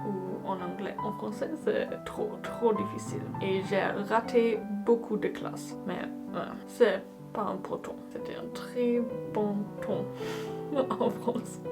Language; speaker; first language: French; non-native, learner; German